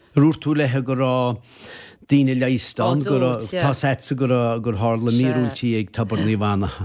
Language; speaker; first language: Irish; native; Irish